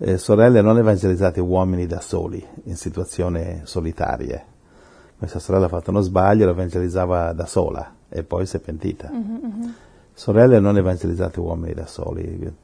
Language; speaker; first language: Italian; non-native, fluent; Spanish